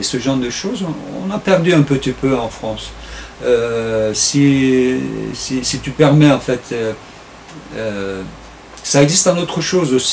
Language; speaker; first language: French; non-native, fluent; Turkish